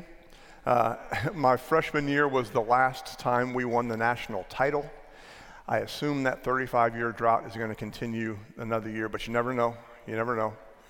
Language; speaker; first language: English; native; English